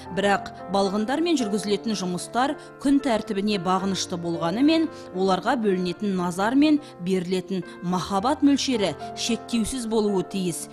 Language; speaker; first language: Kazakh; native; Kazakh